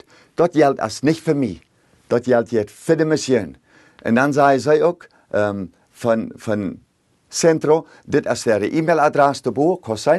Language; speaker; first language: German; early bilingual, heritage; Plautdietsch